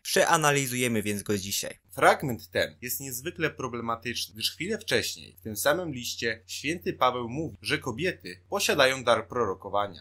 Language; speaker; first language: Polish; native; Polish